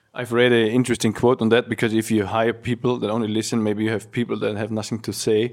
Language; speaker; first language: English; non-native, fluent; German